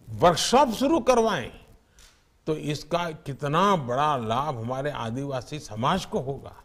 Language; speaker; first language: Hindi; non-native, local second language; Gujarati